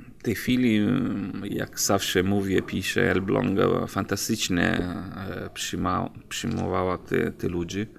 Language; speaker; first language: Polish; non-native, learner; Italian